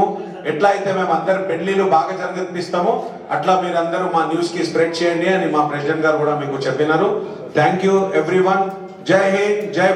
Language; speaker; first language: Telugu; non-native, local second language; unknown